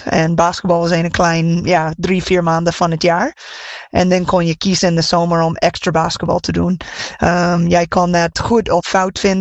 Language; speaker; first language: Dutch; non-native, fluent; English